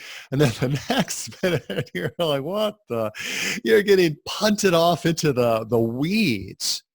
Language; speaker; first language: English; native; English